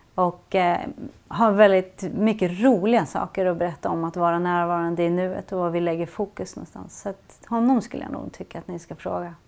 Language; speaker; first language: Swedish; native; Swedish